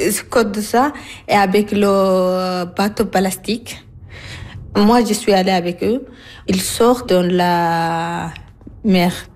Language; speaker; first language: French; non-native, learner; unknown